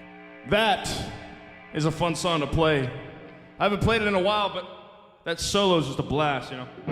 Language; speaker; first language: English; native; English